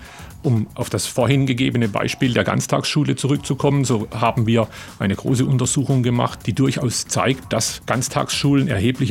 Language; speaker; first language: German; native; German